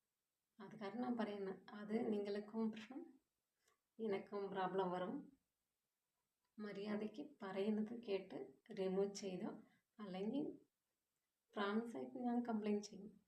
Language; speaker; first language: Malayalam; non-native, local second language; Tamil